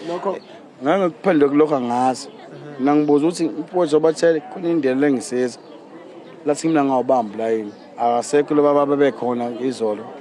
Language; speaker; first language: Zulu; native; Zulu